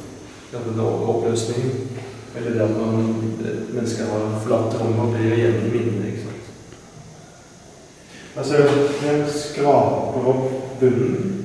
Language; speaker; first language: Norwegian; native; Norwegian